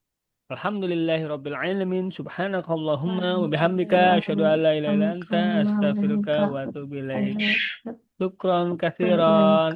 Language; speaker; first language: Arabic; non-native, fluent; Indonesian